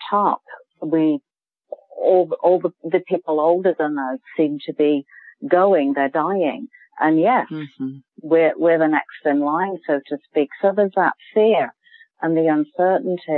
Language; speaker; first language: English; native; English